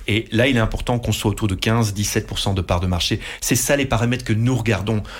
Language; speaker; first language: French; non-native, local second language; Dutch